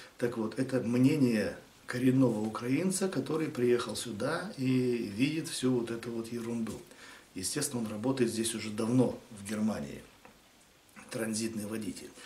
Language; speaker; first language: Russian; native; Russian